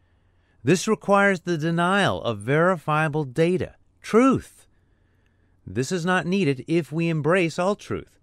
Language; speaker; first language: English; native; English